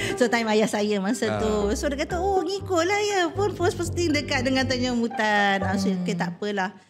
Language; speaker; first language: Malay; native; Malay